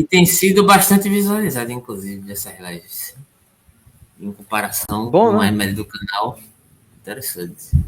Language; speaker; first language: Portuguese; native; Portuguese